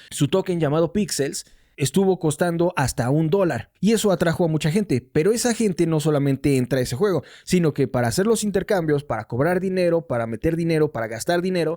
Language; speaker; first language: Spanish; native; Spanish